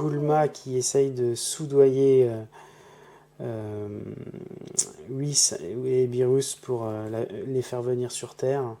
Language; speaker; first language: French; native; French